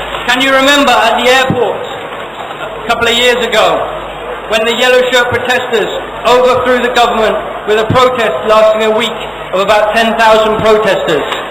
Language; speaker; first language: English; native; English